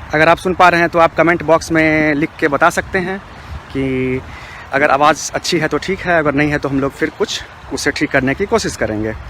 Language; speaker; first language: Hindi; native; Hindi